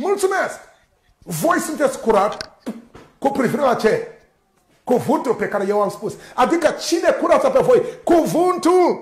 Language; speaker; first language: Romanian; non-native, learner; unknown